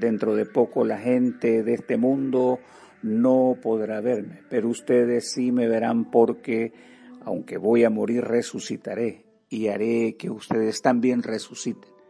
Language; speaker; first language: Spanish; native; Spanish